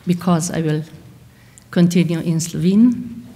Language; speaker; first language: English; non-native, fluent; Slovenian